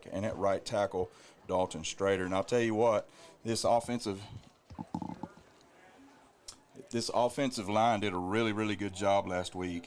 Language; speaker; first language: English; native; English